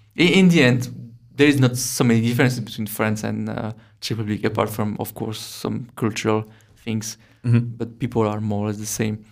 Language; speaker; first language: English; non-native, fluent; French